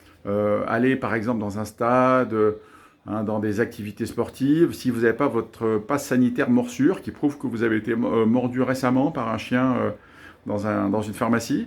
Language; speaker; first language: French; native; French